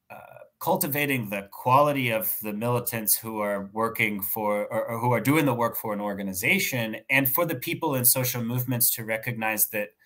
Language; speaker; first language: English; native; English